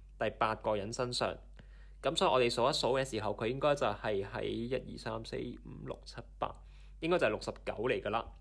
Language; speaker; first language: Chinese; non-native, local second language; Cantonese